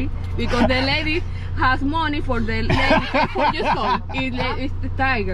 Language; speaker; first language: English; non-native, learner; Spanish